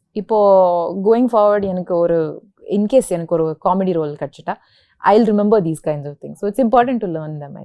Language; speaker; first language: Tamil; non-native, local second language; Kannada